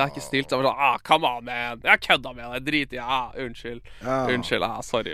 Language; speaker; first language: Norwegian; native; Norwegian